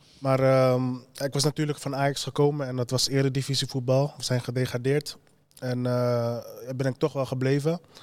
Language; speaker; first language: Dutch; native; Dutch